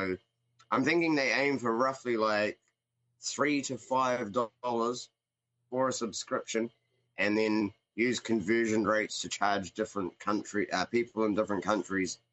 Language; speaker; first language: English; native; English